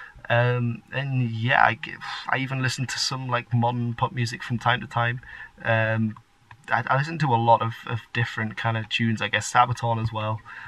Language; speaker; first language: English; early bilingual, other home language; Dutch